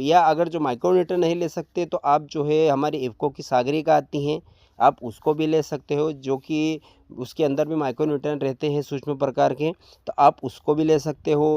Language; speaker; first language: Hindi; native; Hindi